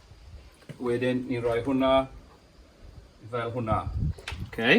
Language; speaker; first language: Welsh; native; Welsh